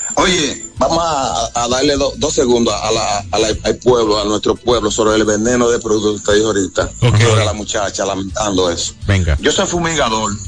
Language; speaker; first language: Spanish; native; Spanish